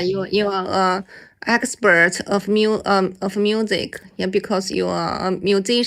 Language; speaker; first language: English; non-native, learner; Chinese